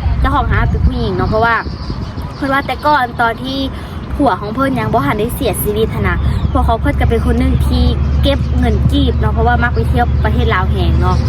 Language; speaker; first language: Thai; non-native, learner; Lao